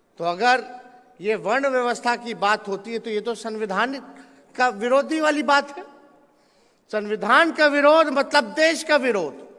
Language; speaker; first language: Hindi; native; Hindi